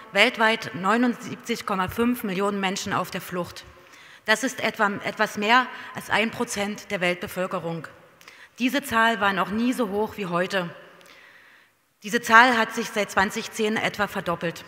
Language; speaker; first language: German; native; German